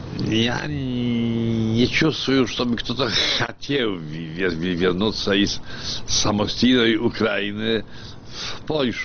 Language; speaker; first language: Russian; non-native, fluent; Polish